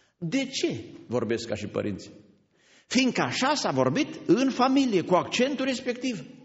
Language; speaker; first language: Romanian; native; Romanian